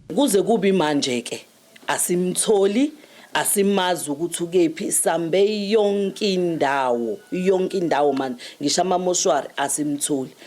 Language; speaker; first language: Zulu; native; Zulu